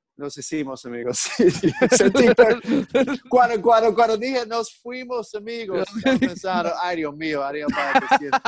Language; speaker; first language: Spanish; non-native, learner; English